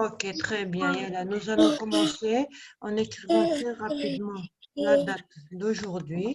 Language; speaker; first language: French; non-native, local second language; Arabic